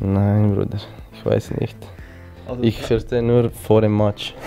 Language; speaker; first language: German; non-native, learner; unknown